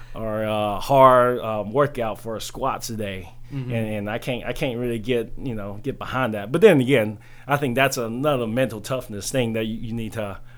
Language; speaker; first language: English; early bilingual, other home language; Chinese